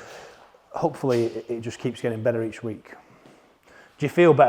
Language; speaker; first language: English; native; English